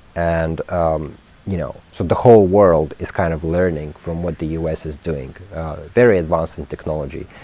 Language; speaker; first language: English; native; English